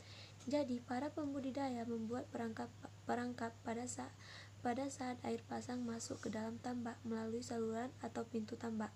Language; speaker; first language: Indonesian; non-native, local second language; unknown